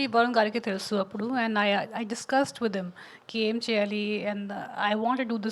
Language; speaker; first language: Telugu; non-native, learner; Hindi